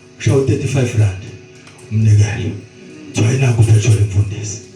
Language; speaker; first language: Zulu; native; Zulu